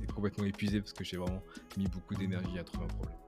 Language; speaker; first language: French; native; French